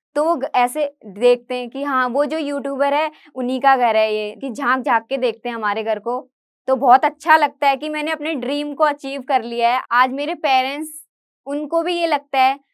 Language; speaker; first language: Hindi; native; Hindi